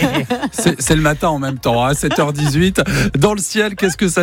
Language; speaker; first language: French; native; French